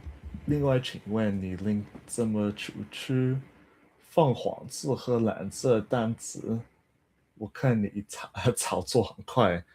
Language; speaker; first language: Chinese; non-native, learner; English